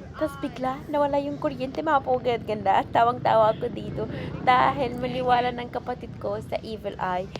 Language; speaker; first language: Filipino; non-native, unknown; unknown